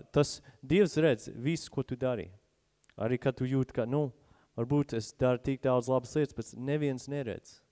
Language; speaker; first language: Latvian; non-native, fluent; English